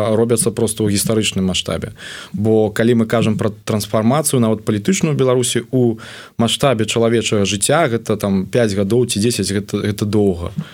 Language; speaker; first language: Belarusian; non-native, local second language; Russian